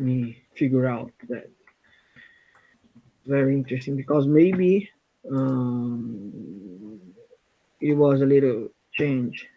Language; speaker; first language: English; non-native, fluent; Portuguese